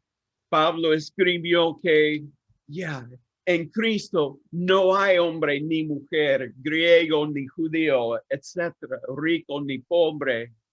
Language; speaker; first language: Spanish; non-native, learner; English